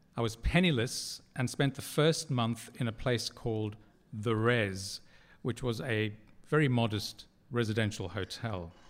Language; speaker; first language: English; native; English